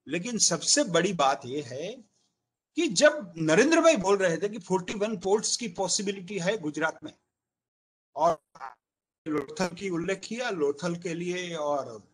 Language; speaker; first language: Hindi; non-native, local second language; Gujarati